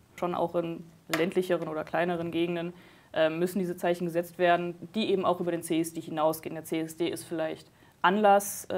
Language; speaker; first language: German; native; German